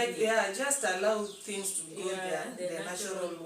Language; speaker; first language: English; non-native, local second language; Swahili